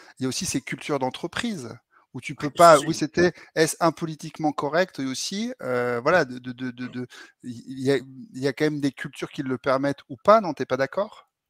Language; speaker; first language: French; native; French